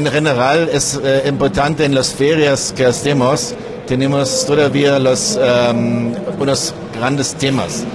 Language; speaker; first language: Spanish; non-native, learner; German